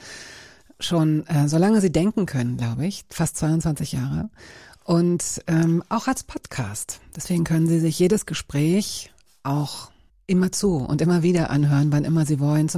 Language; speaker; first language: German; native; German